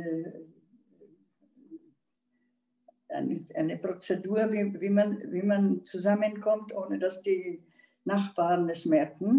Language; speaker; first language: German; non-native, local second language; Czech